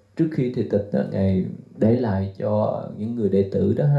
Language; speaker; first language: Vietnamese; native; Vietnamese